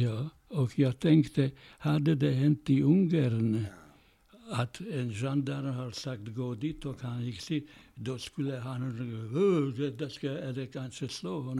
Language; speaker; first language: Swedish; non-native, fluent; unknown